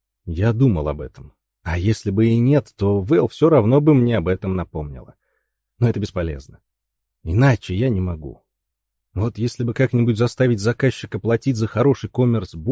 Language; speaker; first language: Russian; native; Russian